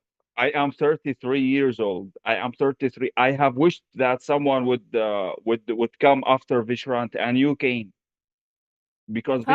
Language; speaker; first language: English; non-native, fluent; Arabic